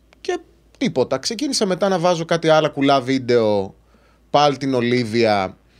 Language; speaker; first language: Greek; native; Greek